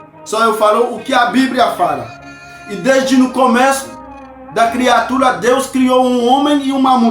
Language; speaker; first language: Portuguese; non-native, fluent; Haitian Creole